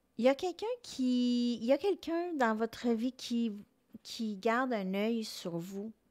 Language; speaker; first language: French; native; French